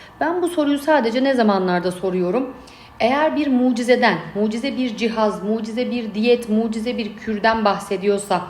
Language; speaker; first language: Turkish; native; Turkish